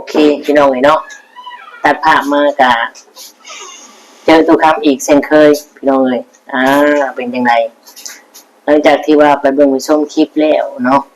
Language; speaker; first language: Thai; non-native, local second language; Northeastern Thai